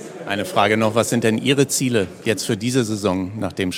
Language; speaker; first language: German; native; German